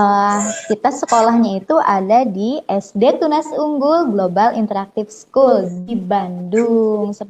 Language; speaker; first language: Indonesian; native; Indonesian